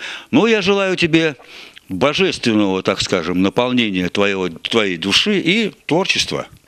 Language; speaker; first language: Russian; native; Russian